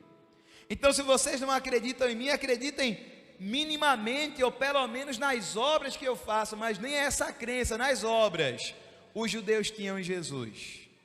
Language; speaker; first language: Portuguese; native; Portuguese